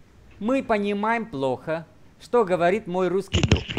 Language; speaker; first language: Russian; non-native, fluent; Vietnamese